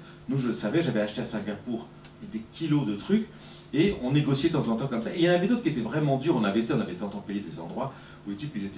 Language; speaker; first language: French; native; French